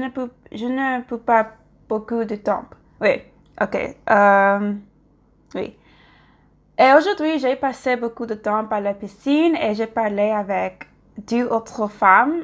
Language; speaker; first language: French; non-native, learner; English